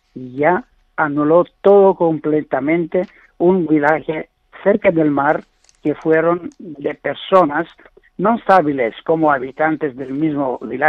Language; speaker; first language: Spanish; non-native, learner; Greek